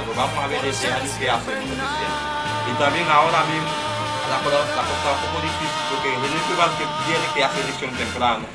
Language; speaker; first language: Spanish; non-native, learner; Haitian Creole